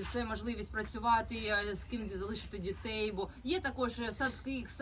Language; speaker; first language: Ukrainian; native; Ukrainian